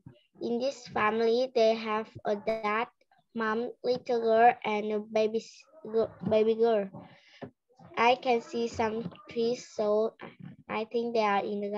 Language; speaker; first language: English; non-native, learner; Vietnamese